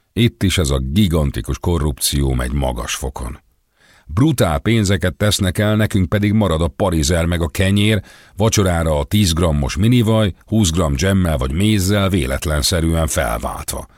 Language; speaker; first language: Hungarian; native; Hungarian